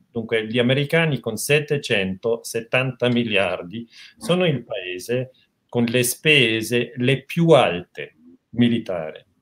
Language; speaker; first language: Italian; non-native, local second language; German